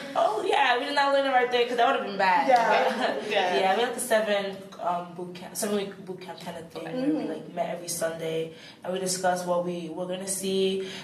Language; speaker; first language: English; native; English